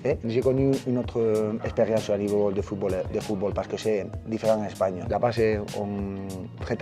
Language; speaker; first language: French; non-native, learner; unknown